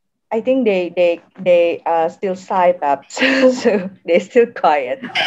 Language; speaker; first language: English; non-native, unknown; Indonesian